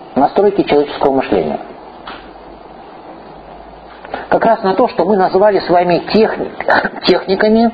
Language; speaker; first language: Russian; native; Russian